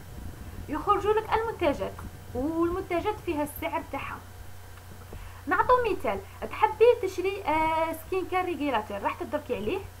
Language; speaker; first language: Arabic; native; Arabic